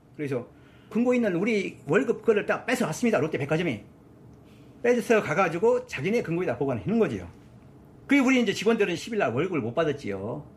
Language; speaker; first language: Korean; native; Korean